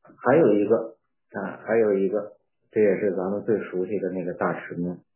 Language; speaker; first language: Chinese; native; Chinese